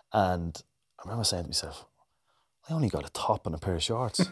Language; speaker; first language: English; native; English